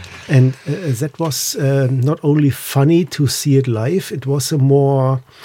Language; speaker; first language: English; non-native, learner; German